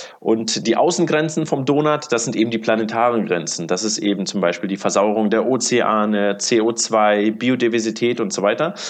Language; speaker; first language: German; early bilingual, other home language; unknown